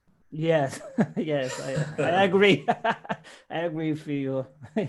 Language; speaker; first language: English; non-native, learner; Portuguese